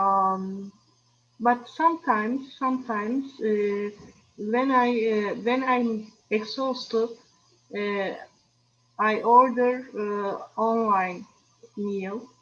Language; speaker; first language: English; non-native, learner; Turkish